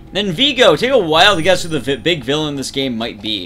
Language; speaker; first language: English; native; English